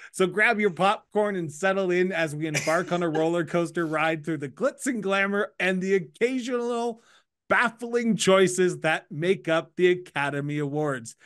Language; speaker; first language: English; native; English